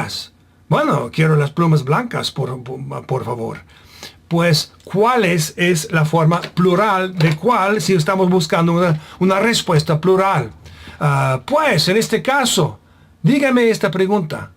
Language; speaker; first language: Spanish; non-native, fluent; English